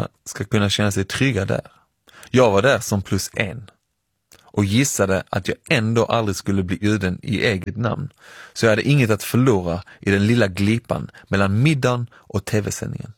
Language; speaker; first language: Swedish; early bilingual, other home language; Persian